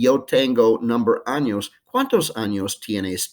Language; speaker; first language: Spanish; non-native, fluent; English